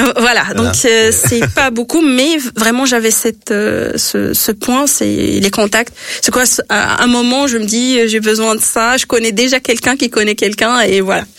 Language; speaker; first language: French; non-native, local second language; Arabic